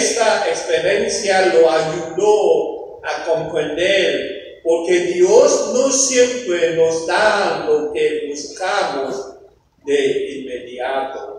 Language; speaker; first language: Spanish; non-native, fluent; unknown